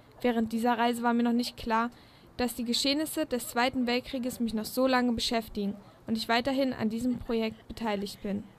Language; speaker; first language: German; native; German